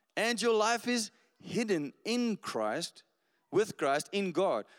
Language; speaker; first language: English; non-native, local second language; Afrikaans